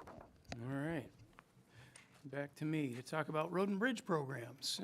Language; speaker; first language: English; native; English